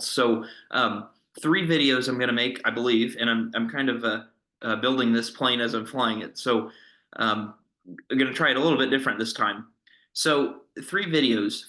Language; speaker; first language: English; native; English